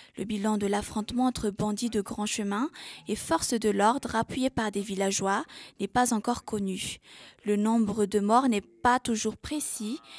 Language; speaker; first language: French; non-native, local second language; Malagasy